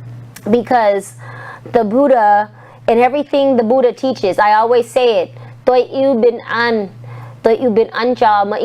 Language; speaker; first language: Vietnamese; non-native, learner; English